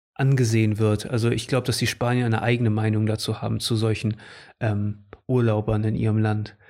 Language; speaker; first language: German; early bilingual, other home language; Portuguese